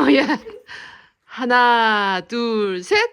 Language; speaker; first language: Korean; early bilingual, heritage; French